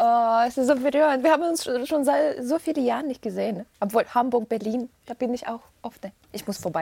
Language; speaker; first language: German; non-native, fluent; Russian